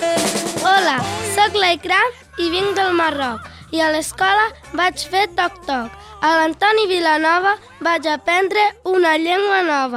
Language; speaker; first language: Catalan; early bilingual, other home language; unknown